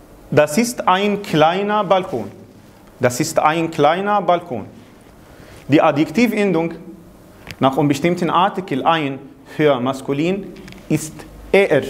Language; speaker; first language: German; non-native, fluent; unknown